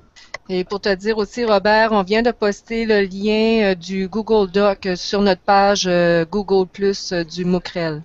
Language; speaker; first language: French; native; French